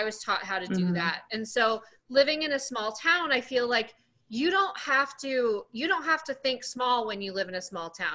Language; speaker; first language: English; native; English